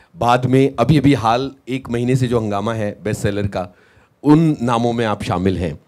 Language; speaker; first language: Hindi; native; Hindi